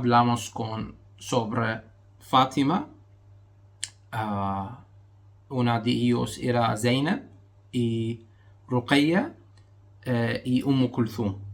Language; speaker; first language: Spanish; non-native, fluent; Arabic